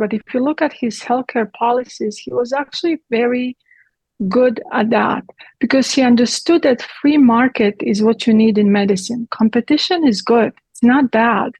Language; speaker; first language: English; non-native, fluent; Croatian